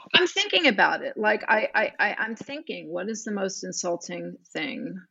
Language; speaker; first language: English; native; English